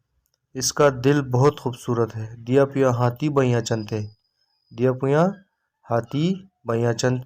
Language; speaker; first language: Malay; non-native, learner; Urdu